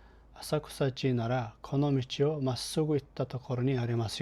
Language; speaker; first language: Japanese; non-native, learner; Mongolian